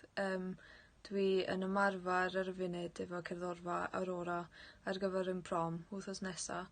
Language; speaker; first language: Welsh; native; Welsh